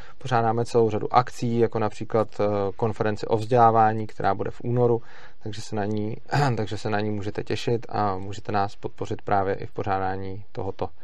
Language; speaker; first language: Czech; native; Czech